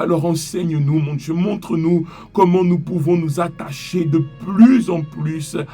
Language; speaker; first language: French; native; French